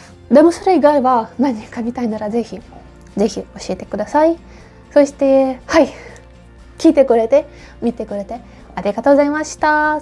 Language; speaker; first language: Japanese; non-native, fluent; Norwegian